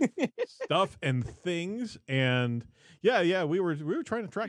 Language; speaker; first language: English; native; English